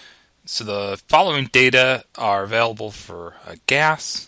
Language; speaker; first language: English; native; English